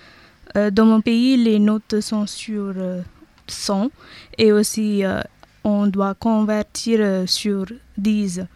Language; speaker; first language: French; non-native, learner; Tamil